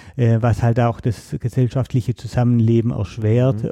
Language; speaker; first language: German; native; German